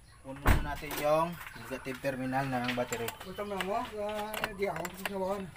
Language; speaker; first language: Filipino; native; Filipino